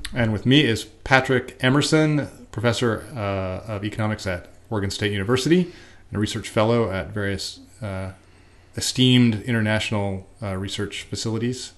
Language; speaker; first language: English; native; English